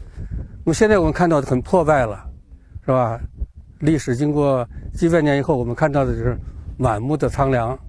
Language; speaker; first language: Chinese; native; Chinese